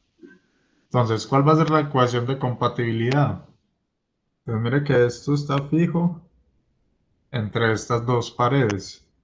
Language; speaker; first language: Spanish; native; Spanish